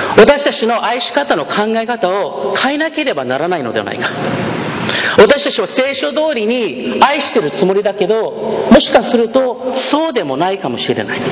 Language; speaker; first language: Japanese; early bilingual, heritage; Japanese